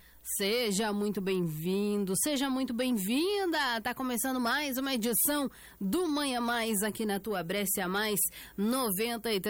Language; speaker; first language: Portuguese; native; Portuguese